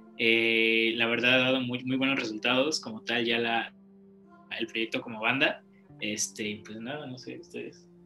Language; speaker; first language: Spanish; native; Spanish